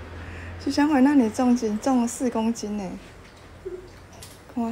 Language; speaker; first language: Chinese; native; Chinese